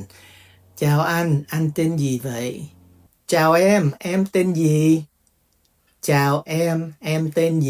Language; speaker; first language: Vietnamese; early bilingual, heritage; Vietnamese